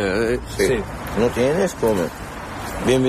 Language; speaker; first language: Spanish; non-native, learner; Arabic